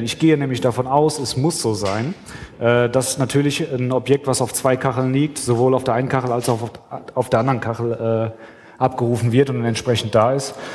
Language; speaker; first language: German; native; German